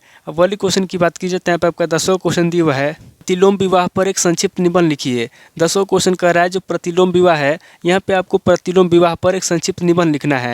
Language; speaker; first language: Hindi; native; Hindi